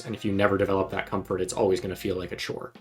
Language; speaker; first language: English; native; English